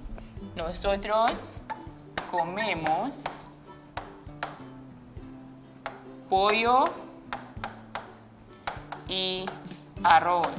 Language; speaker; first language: Spanish; non-native, fluent; English